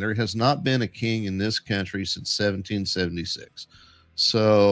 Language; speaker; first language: English; native; English